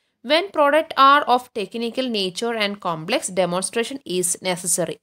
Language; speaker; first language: English; non-native, local second language; Malayalam